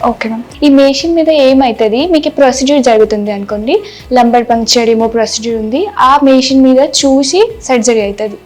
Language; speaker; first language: Telugu; non-native, learner; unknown